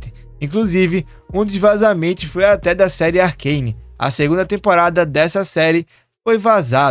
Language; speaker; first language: Portuguese; native; Portuguese